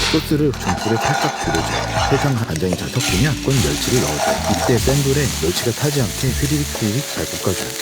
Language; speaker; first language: Korean; native; Korean